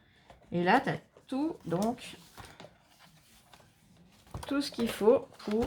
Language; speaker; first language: French; native; French